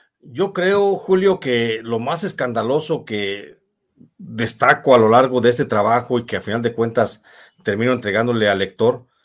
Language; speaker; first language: Spanish; native; Spanish